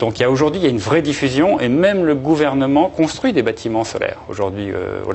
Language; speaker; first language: French; native; French